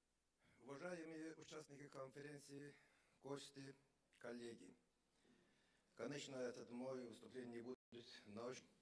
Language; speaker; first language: Russian; non-native, fluent; Azerbaijani